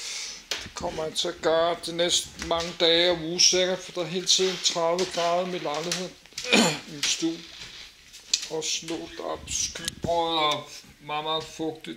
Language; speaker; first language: Danish; native; Danish